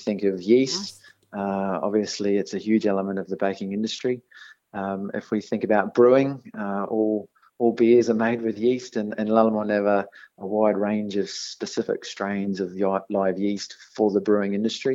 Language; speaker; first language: English; native; English